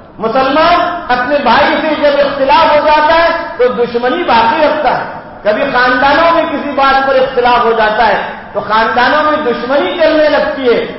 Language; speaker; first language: Urdu; native; Urdu